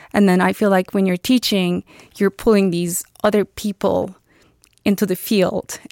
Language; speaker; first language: English; non-native, fluent; Turkish